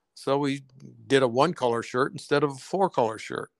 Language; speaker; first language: English; native; English